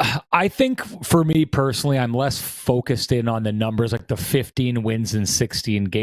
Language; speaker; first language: English; native; English